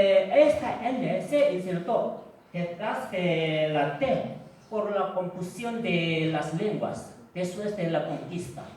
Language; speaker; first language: Spanish; non-native, fluent; Korean